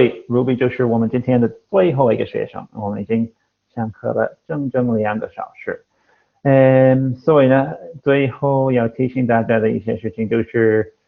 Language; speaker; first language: Chinese; non-native, fluent; English